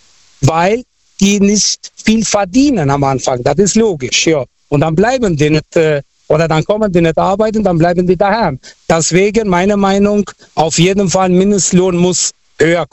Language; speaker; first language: German; non-native, local second language; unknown